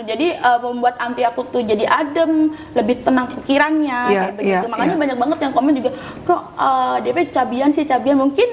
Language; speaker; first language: Indonesian; native; Indonesian